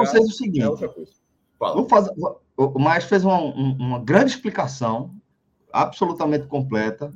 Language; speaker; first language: Portuguese; native; Portuguese